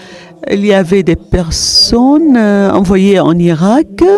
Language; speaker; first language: French; non-native, fluent; Arabic